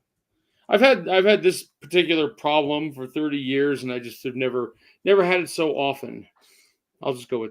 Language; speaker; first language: English; native; English